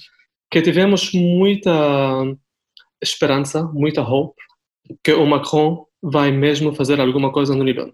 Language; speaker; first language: Portuguese; non-native, fluent; Arabic